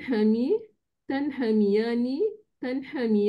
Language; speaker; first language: Arabic; non-native, learner; Indonesian